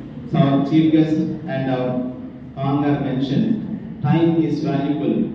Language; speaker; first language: English; non-native, local second language; Telugu